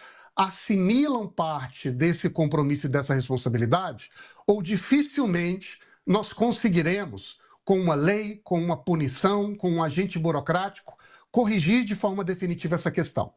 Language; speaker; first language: Portuguese; native; Portuguese